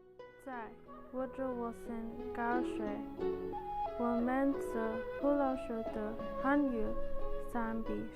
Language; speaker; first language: Chinese; non-native, learner; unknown